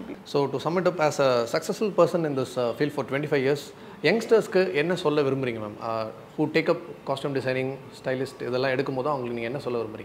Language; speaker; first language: Tamil; native; Tamil